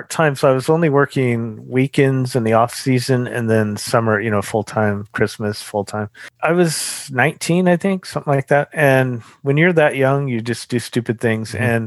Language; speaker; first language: English; native; English